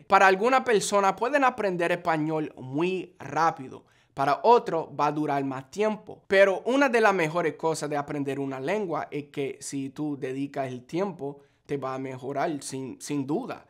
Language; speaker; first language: Spanish; non-native, fluent; English